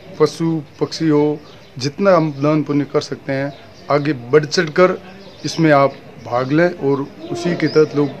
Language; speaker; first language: Hindi; native; Hindi